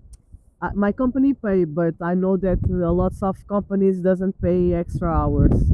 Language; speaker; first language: English; non-native, learner; Portuguese